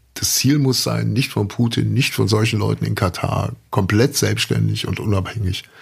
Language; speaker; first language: German; native; German